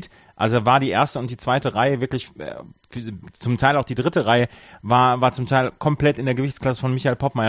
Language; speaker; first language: German; native; German